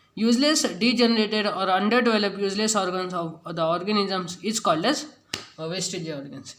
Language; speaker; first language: Hindi; non-native, local second language; Marathi